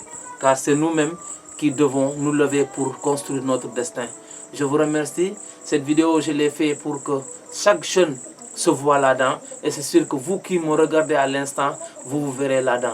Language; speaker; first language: French; non-native, local second language; Mandingo